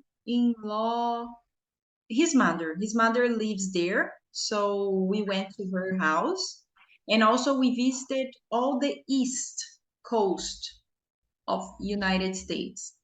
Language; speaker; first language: English; non-native, fluent; Portuguese